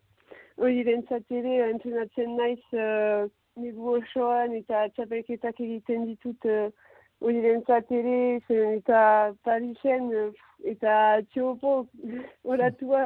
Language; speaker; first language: Basque; non-native, local second language; French